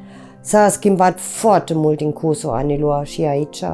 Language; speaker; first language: Romanian; non-native, fluent; German